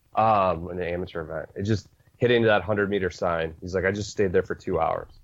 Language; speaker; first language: English; native; English